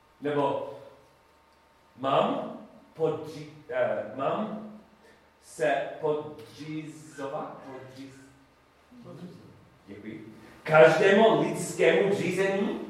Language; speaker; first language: Czech; non-native, learner; English